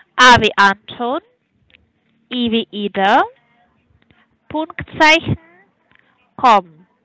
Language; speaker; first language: German; non-native, learner; Hungarian